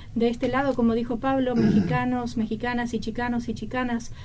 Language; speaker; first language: Spanish; native; Spanish